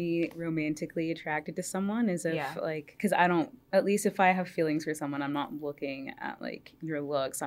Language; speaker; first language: English; native; English